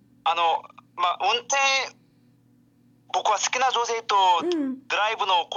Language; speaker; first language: Japanese; non-native, learner; Korean